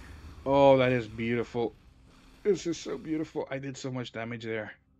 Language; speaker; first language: English; native; English